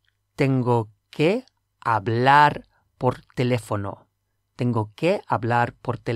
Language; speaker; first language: Spanish; non-native, fluent; English